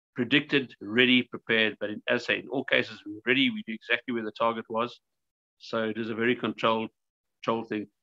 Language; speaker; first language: English; native; English